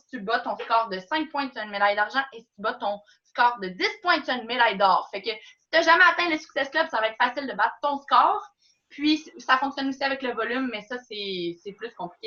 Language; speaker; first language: French; native; French